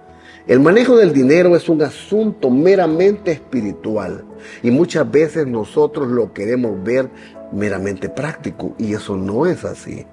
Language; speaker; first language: Spanish; native; Spanish